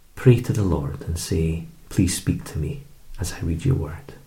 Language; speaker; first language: English; native; English